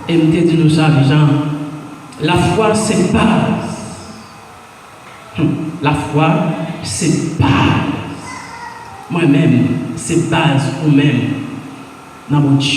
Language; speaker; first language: French; non-native, local second language; Haitian Creole